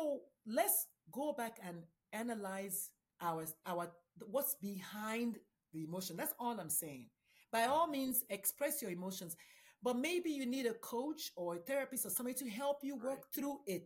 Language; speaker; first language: English; non-native, local second language; Igbo